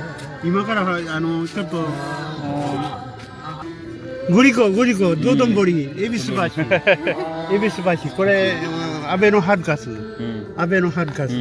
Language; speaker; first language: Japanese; non-native, learner; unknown